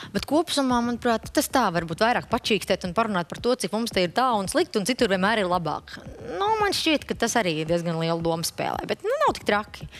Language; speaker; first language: Latvian; native; Latvian